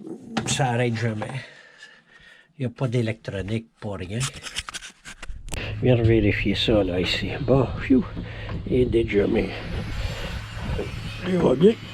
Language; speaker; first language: French; native; French